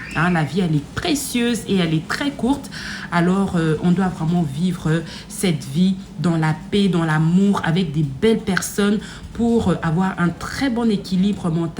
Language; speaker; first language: French; native; French